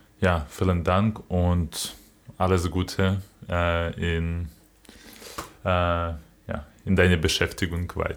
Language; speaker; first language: German; non-native, fluent; Ukrainian